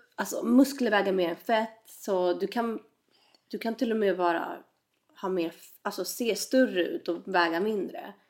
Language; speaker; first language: Swedish; native; Swedish